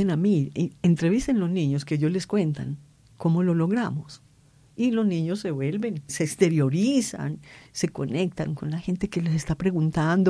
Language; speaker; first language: Spanish; native; Spanish